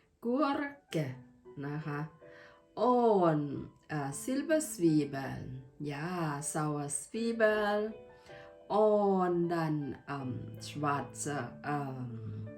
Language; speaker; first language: German; non-native, learner; Thai